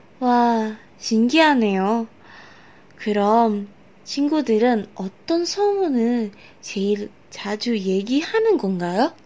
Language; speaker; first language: Korean; non-native, learner; Indonesian